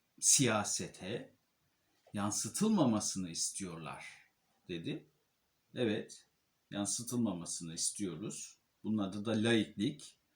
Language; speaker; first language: Turkish; native; Turkish